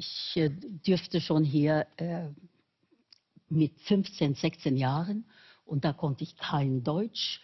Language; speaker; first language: German; non-native, fluent; Norwegian